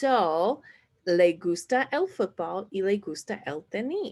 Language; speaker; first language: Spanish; non-native, fluent; English